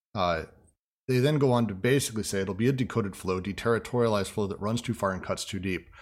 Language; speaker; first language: English; native; English